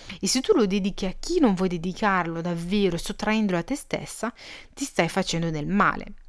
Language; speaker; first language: Italian; early bilingual, other home language; Arabic